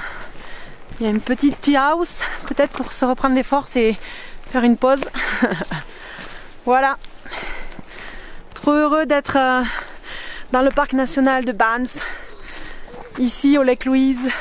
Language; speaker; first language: French; native; French